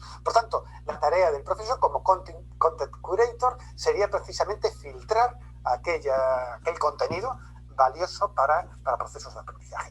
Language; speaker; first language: Spanish; native; Spanish